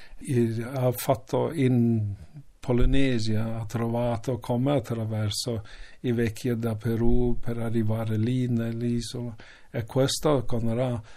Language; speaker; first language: Italian; non-native, learner; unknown